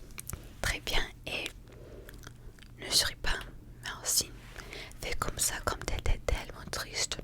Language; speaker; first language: French; non-native, fluent; English